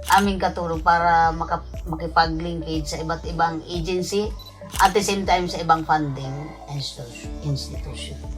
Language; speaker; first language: Filipino; non-native, local second language; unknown